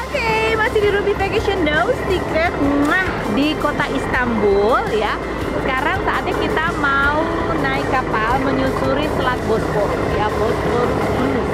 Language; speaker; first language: Indonesian; native; Indonesian